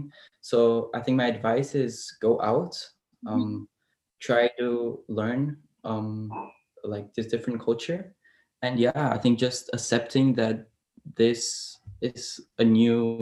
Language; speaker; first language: English; non-native, fluent; Portuguese